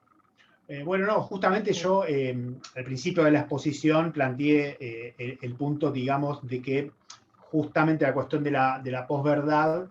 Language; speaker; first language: Spanish; native; Spanish